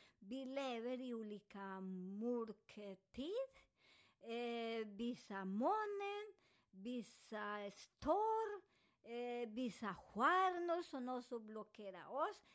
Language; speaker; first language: Swedish; non-native, fluent; Spanish